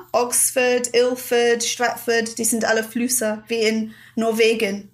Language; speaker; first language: German; non-native, fluent; English